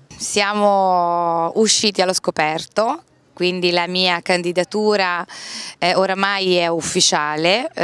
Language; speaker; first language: Italian; native; Italian